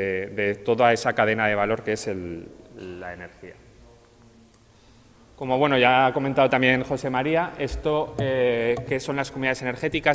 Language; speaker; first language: Spanish; native; Spanish